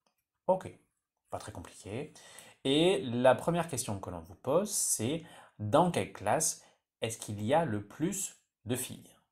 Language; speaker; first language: French; native; French